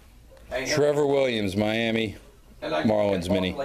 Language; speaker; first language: English; native; English